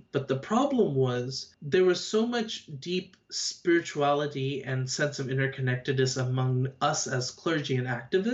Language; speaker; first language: English; native; English